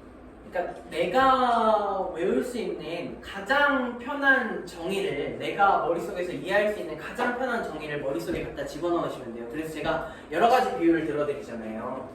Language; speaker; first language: Korean; native; Korean